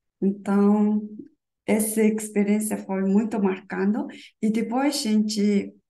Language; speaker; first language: Portuguese; non-native, learner; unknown